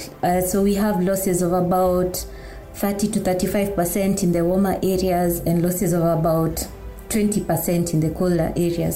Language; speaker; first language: English; non-native, local second language; Kikuyu